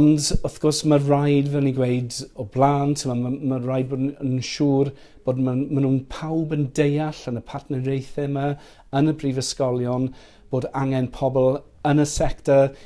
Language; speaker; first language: Welsh; non-native, fluent; English